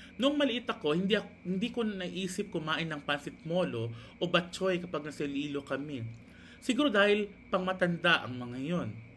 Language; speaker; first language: Filipino; non-native, local second language; Hiligaynon